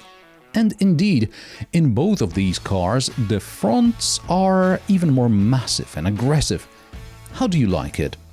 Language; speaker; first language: English; non-native, fluent; Polish